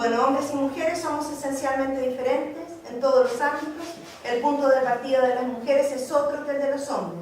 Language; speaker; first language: Spanish; native; Spanish